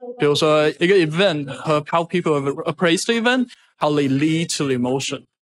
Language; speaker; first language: English; non-native, fluent; Chinese